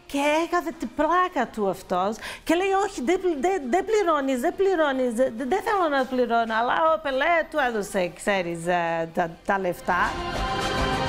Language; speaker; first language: Greek; non-native, fluent; Portuguese